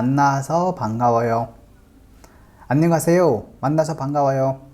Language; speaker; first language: Korean; non-native, fluent; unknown